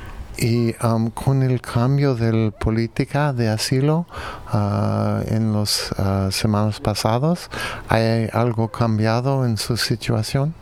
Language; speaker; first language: Spanish; non-native, fluent; English